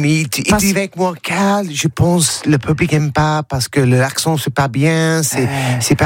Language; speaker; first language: French; non-native, learner; English